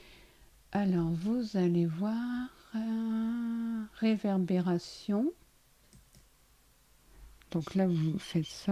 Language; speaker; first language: French; native; French